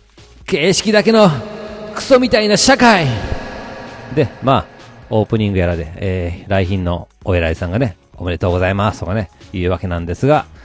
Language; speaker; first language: Japanese; native; Japanese